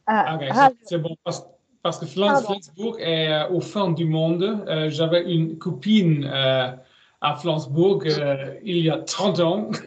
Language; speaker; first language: French; non-native, learner; German